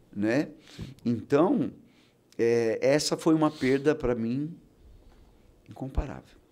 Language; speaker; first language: Portuguese; native; Portuguese